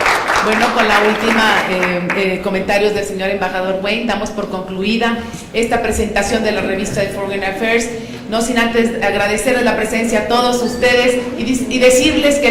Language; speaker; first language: Spanish; native; Spanish